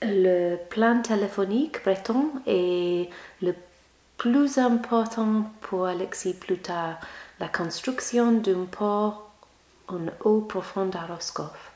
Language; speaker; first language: French; non-native, learner; English